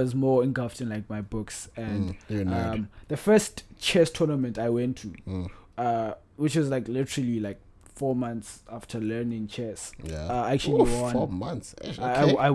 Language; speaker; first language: English; non-native, local second language; Northern Sotho